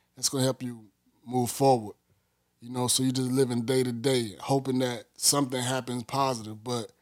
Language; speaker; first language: English; native; English